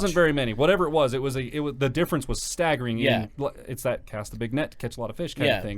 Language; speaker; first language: English; native; English